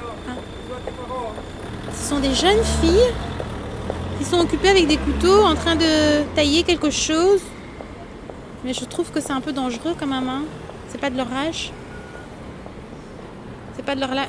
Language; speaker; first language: French; native; French